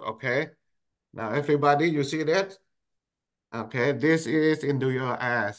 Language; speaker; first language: English; non-native, local second language; Indonesian